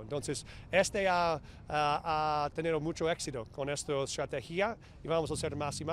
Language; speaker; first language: Spanish; non-native, fluent; English